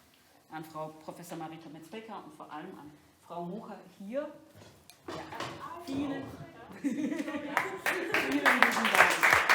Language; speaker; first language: German; non-native, fluent; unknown